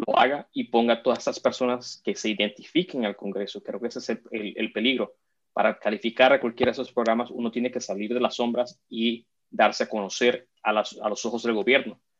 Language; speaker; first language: Spanish; native; Spanish